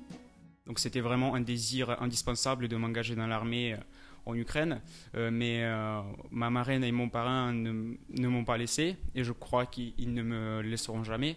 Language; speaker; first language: French; non-native, fluent; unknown